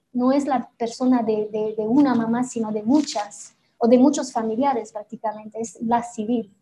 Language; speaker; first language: Spanish; non-native, fluent; Romanian